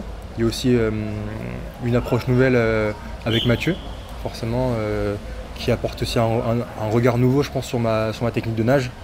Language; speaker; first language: French; native; French